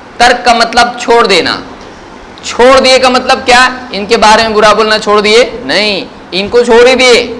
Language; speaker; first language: Urdu; native; Urdu